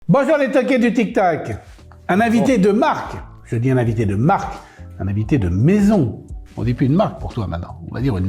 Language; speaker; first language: French; native; French